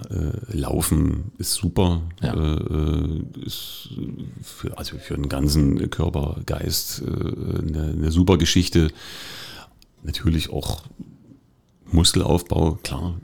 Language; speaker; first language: German; native; German